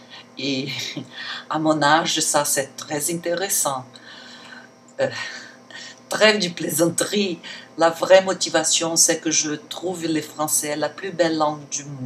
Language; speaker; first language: French; non-native, learner; Portuguese